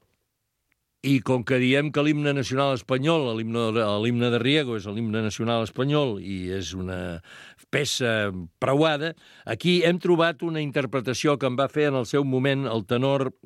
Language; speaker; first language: Catalan; native; Catalan